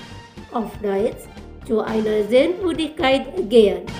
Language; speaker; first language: German; non-native, fluent; Indonesian